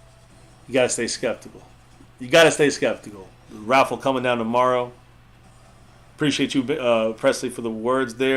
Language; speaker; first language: English; native; English